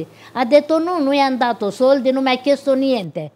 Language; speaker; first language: Italian; non-native, local second language; Romanian